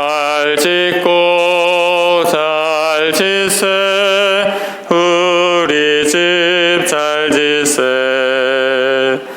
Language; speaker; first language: Korean; native; Korean